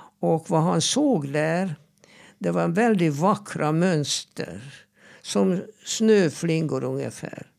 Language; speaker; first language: Swedish; non-native, fluent; Hungarian